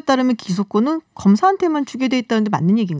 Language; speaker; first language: Korean; native; Korean